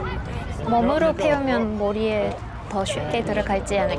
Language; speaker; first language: Korean; non-native, fluent; English